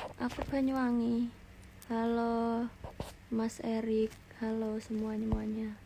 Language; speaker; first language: Indonesian; non-native, local second language; Javanese